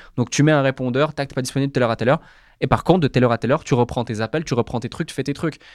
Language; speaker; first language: French; native; French